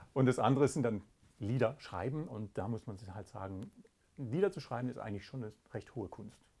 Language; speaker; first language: German; native; German